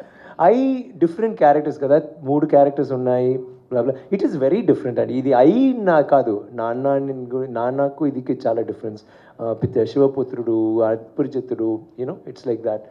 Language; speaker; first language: Telugu; non-native, learner; Tamil